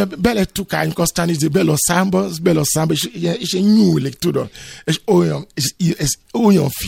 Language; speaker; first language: Hungarian; non-native, fluent; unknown